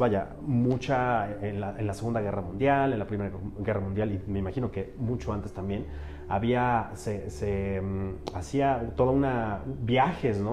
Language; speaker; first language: Spanish; native; Spanish